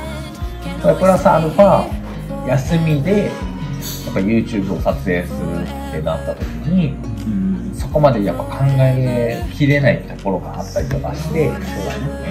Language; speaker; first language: Japanese; native; Japanese